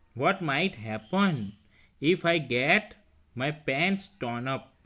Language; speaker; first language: English; non-native, local second language; Hindi